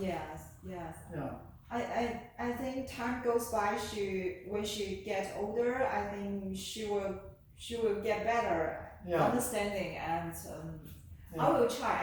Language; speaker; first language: English; non-native, learner; Chinese